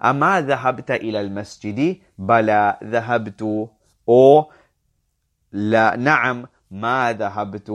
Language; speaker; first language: Arabic; non-native, fluent; English